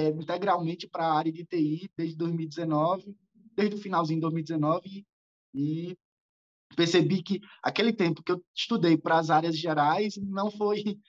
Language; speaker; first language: Portuguese; native; Portuguese